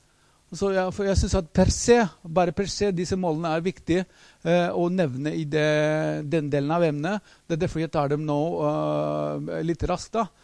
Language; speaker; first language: Norwegian; non-native, fluent; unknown